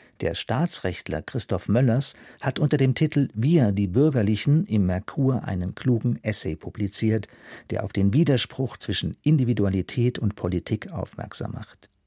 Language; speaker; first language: German; native; German